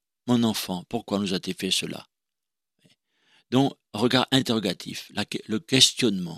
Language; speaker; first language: French; native; French